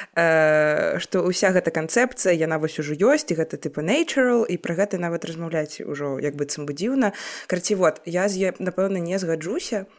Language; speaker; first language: Belarusian; non-native, local second language; Russian